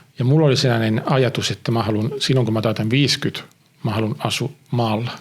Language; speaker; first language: Finnish; early bilingual, heritage; Finnish